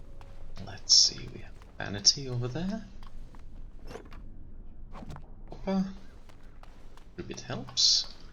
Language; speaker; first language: English; non-native, fluent; German